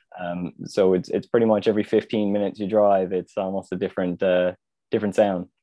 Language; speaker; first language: English; native; English